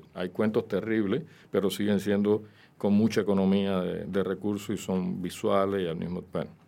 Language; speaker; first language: Spanish; native; Spanish